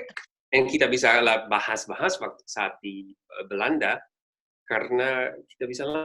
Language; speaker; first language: Indonesian; non-native, learner; Dutch